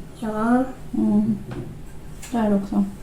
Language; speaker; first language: Swedish; early bilingual, other home language; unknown